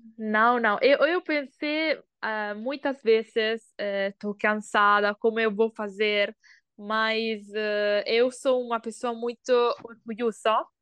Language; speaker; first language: Portuguese; non-native, learner; Italian